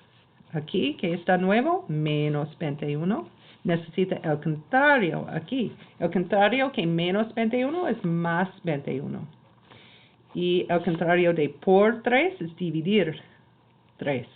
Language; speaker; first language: Spanish; non-native, learner; English